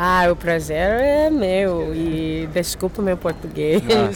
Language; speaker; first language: Portuguese; non-native, learner; English